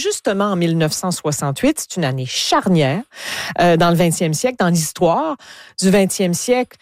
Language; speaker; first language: French; native; French